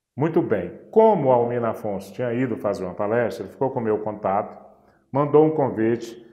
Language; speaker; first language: Portuguese; native; Portuguese